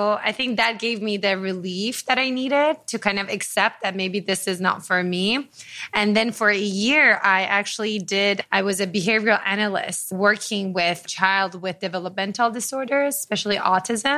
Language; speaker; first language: English; non-native, fluent; Persian